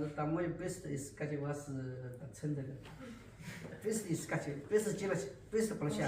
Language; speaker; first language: Russian; non-native, learner; Chinese